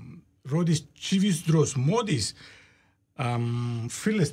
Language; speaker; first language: Georgian; non-native, learner; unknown